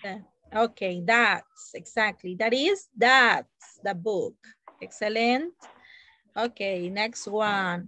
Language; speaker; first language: English; non-native, learner; Spanish